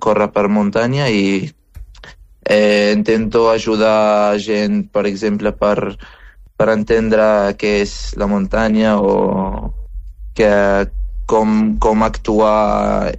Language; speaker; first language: Catalan; non-native, fluent; Arabic